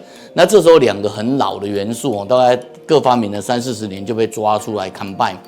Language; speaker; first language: Chinese; native; Chinese